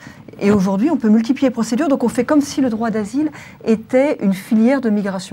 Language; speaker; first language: French; native; French